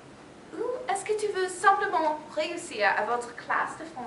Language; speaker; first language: French; non-native, learner; English